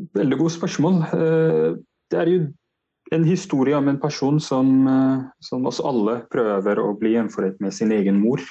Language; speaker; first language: Norwegian; non-native, fluent; Arabic